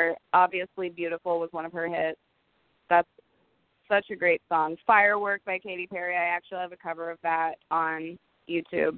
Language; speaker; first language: English; native; English